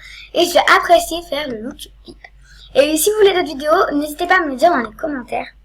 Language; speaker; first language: French; native; French